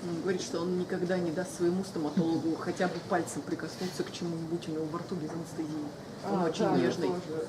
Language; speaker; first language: Russian; native; Russian